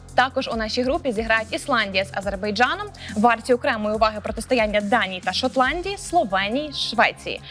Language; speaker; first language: Ukrainian; native; Ukrainian